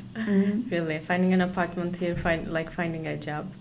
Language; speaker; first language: English; non-native, fluent; Turkish